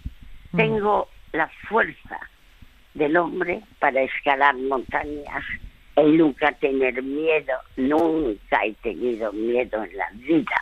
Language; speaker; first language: Spanish; non-native, fluent; French